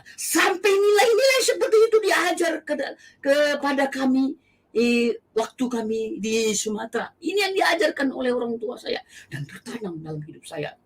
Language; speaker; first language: Indonesian; non-native, local second language; Achinese